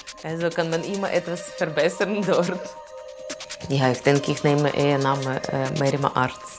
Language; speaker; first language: German; non-native, learner; Russian